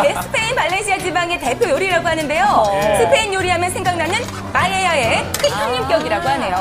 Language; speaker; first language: Korean; native; Korean